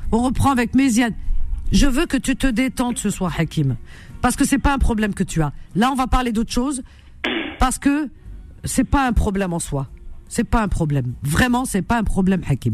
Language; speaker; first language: French; native; French